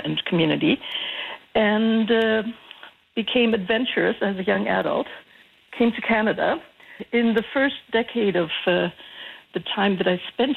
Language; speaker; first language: English; non-native, fluent; German